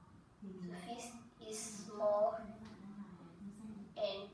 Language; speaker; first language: English; non-native, learner; Vietnamese